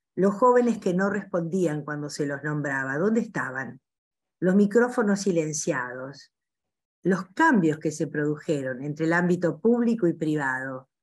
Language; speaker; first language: Spanish; native; Spanish